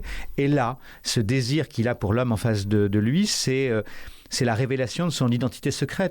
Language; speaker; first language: French; native; French